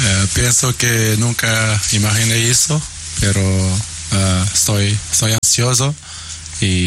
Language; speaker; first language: Spanish; non-native, learner; Portuguese